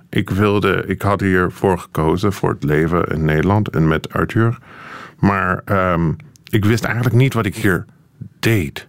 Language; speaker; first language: Dutch; non-native, fluent; English